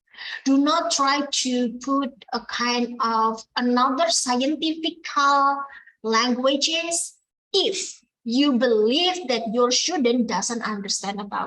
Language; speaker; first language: English; non-native, fluent; Indonesian